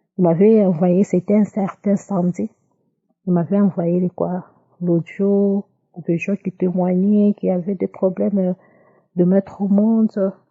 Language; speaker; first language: French; non-native, local second language; Lingala